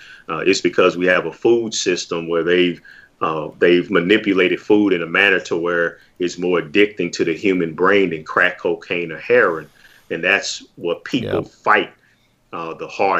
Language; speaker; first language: English; native; English